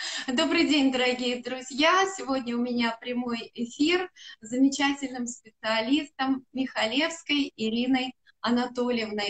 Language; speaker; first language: Russian; native; Russian